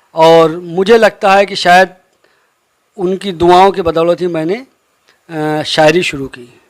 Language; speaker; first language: Urdu; native; Urdu